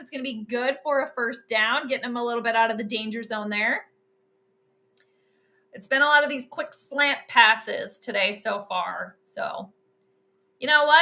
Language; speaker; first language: English; native; English